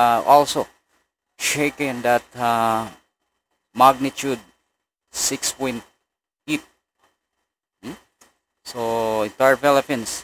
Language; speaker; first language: English; non-native, local second language; Cebuano